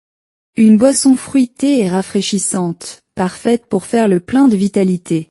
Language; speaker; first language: French; non-native, learner; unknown